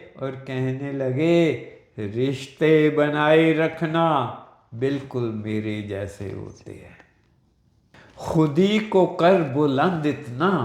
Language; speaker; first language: Urdu; non-native, local second language; Punjabi